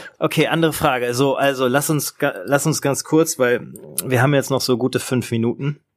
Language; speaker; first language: German; native; German